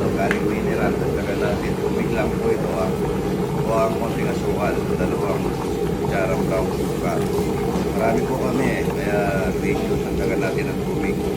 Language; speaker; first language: Filipino; non-native, local second language; Pampanga